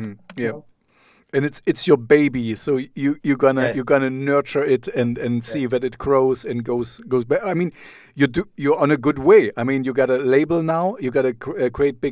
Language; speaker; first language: English; non-native, fluent; German